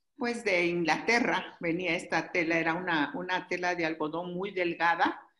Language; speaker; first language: Spanish; native; Spanish